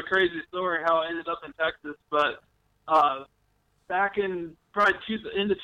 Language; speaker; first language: English; native; English